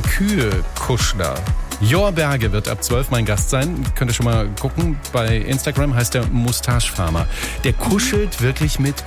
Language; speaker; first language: German; native; German